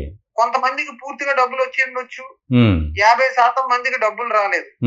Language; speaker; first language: Telugu; native; Telugu